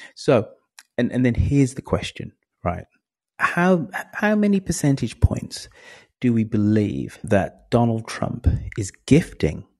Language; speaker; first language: English; native; English